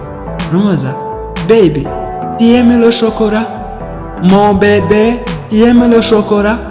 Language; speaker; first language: French; non-native, learner; Kinyarwanda